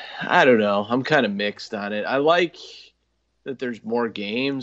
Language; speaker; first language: English; native; English